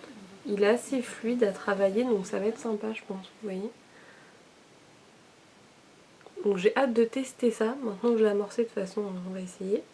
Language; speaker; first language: French; native; French